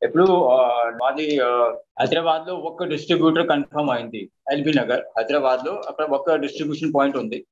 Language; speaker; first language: Telugu; non-native, local second language; Hindi